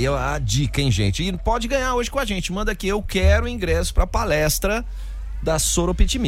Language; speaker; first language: Portuguese; native; Portuguese